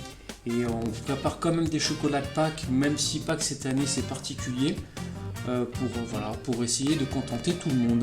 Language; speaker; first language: French; native; French